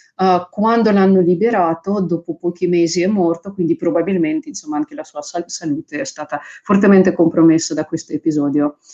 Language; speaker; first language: Italian; non-native, fluent; Russian